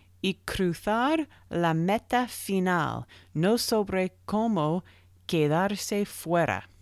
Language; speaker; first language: Spanish; non-native, learner; English